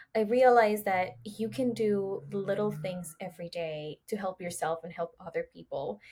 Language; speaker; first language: English; early bilingual, other home language; Spanish